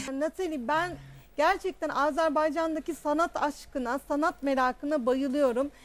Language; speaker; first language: Turkish; native; Turkish